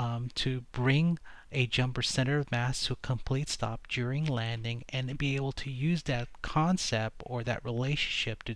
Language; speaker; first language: English; native; English